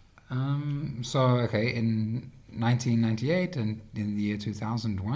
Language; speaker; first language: English; native; English